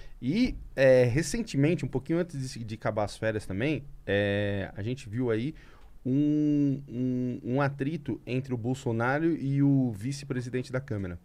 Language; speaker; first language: Portuguese; native; Portuguese